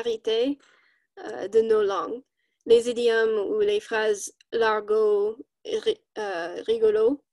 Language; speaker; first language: French; non-native, learner; English